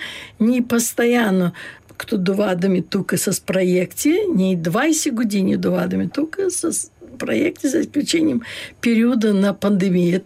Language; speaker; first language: Bulgarian; early bilingual, heritage; Bulgarian